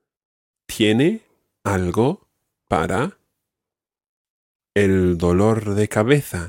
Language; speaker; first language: Spanish; non-native, fluent; English